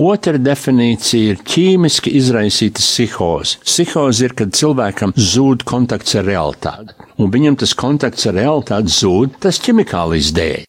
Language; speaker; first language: Latvian; early bilingual, heritage; Latvian